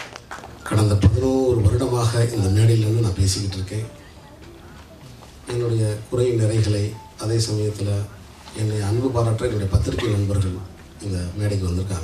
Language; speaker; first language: Tamil; native; Tamil